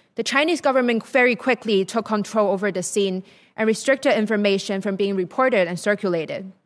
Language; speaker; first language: English; non-native, local second language; Cantonese